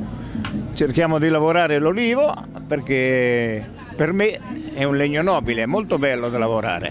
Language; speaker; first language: Italian; native; Italian